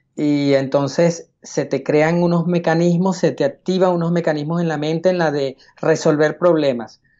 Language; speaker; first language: Spanish; native; Spanish